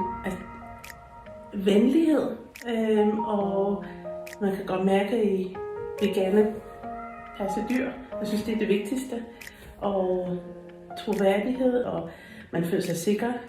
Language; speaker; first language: Danish; non-native, fluent; English